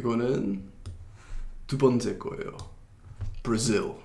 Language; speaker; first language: Korean; non-native, fluent; English